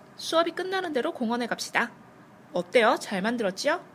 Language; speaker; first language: Korean; native; Korean